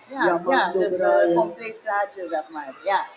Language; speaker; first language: Dutch; non-native, fluent; English